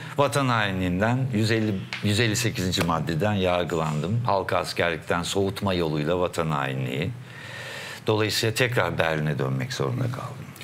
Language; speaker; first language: Turkish; native; Turkish